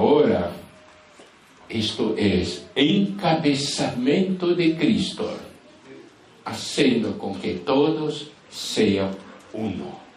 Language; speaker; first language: Spanish; non-native, fluent; Portuguese